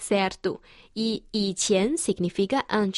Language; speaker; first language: Portuguese; non-native, fluent; Chinese